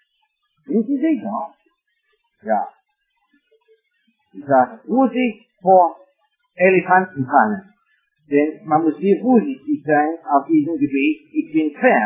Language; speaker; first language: German; non-native, fluent; English